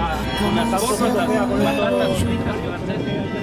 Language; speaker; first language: Portuguese; non-native, fluent; French